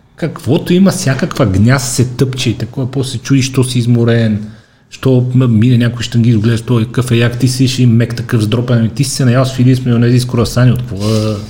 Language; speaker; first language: Bulgarian; native; Bulgarian